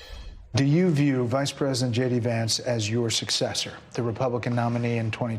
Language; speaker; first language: English; native; English